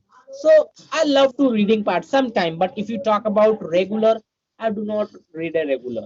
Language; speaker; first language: English; non-native, learner; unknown